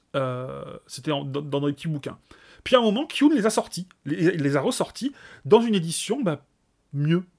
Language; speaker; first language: French; native; French